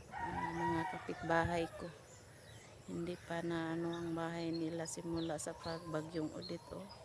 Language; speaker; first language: Filipino; non-native, local second language; Cebuano